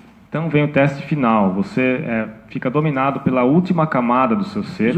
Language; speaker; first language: Portuguese; native; Portuguese